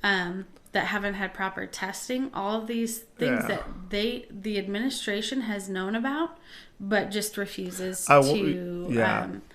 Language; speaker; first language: English; native; English